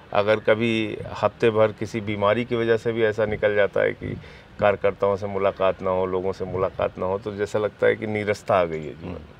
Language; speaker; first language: Hindi; native; Hindi